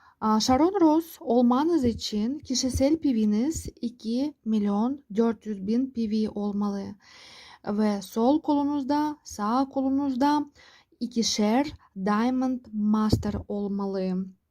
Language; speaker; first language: Turkish; non-native, fluent; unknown